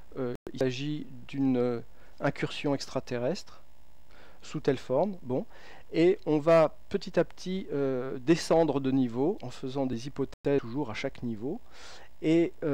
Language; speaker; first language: French; native; French